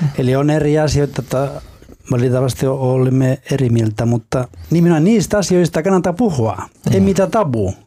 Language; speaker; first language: Finnish; non-native, fluent; Spanish